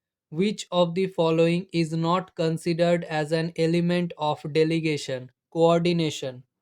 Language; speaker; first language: English; non-native, local second language; Bangla